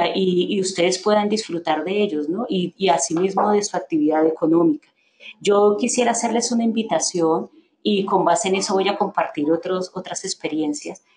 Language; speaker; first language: Spanish; native; Spanish